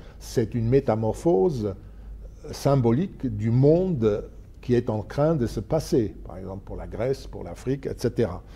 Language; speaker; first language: French; non-native, local second language; Luxembourgish